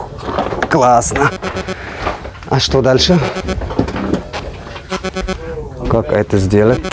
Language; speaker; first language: Russian; non-native, learner; Arabic